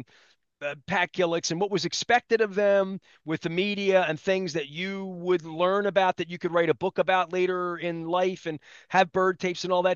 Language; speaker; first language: English; native; English